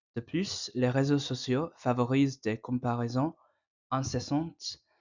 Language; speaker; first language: French; non-native, learner; English